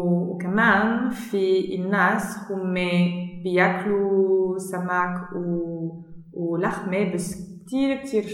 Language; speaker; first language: Arabic; non-native, learner; German